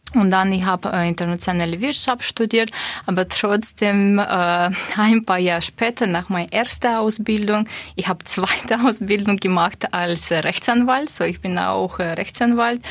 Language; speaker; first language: German; non-native, learner; Russian